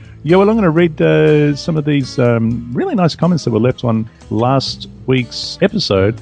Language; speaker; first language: English; native; English